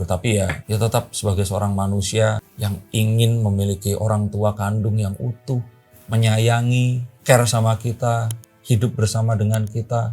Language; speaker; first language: Indonesian; native; Indonesian